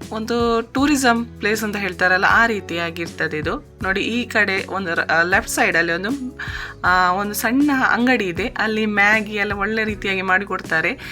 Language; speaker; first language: Kannada; non-native, local second language; Tulu